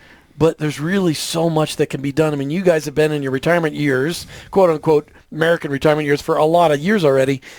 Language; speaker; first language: English; native; English